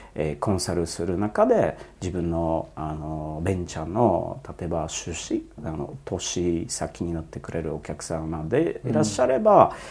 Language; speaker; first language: Japanese; non-native, fluent; Polish